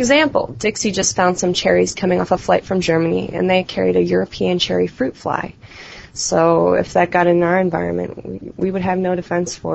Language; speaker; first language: English; native; English